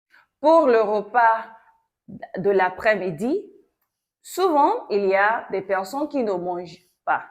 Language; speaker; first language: French; non-native, local second language; Yoruba